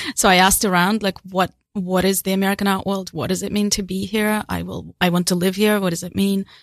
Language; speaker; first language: English; non-native, fluent; Russian